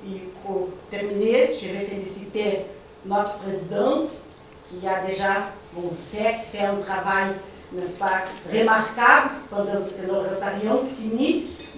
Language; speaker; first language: French; non-native, fluent; Portuguese